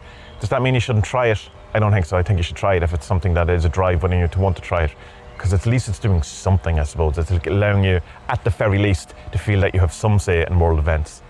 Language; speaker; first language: English; native; English